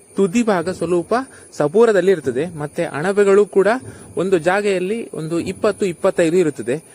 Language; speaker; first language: Kannada; non-native, local second language; Konkani